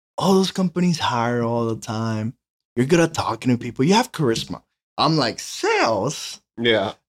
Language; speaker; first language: English; non-native, fluent; Spanish